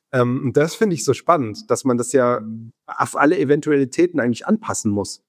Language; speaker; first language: German; native; German